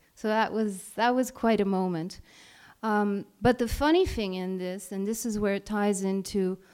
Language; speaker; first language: English; non-native, fluent; Italian